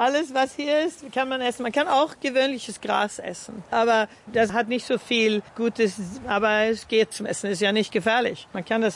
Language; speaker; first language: German; early bilingual, heritage; German